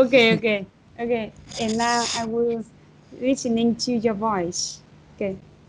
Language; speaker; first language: English; non-native, fluent; Vietnamese